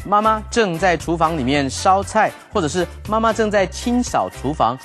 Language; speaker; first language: Chinese; native; Chinese